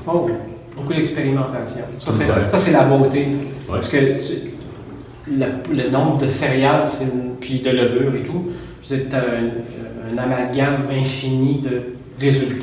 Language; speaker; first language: French; native; French